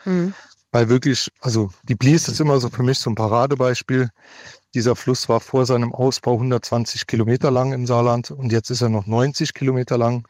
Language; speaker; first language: German; native; German